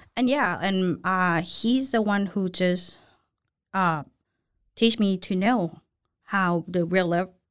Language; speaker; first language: English; non-native, learner; Thai